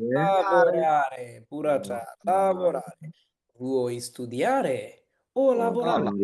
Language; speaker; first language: Italian; non-native, fluent; Bangla